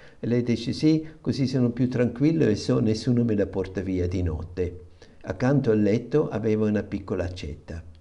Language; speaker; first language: Italian; non-native, fluent; German